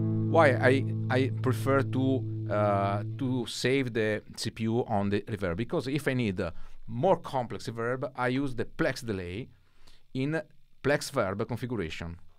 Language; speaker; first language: English; non-native, fluent; Italian